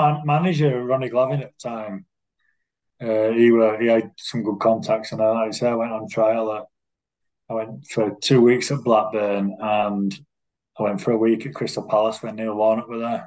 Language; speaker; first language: English; native; English